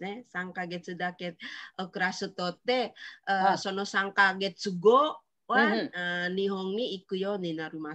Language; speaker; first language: Japanese; non-native, fluent; Indonesian